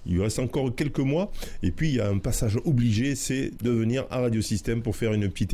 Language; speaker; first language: French; native; French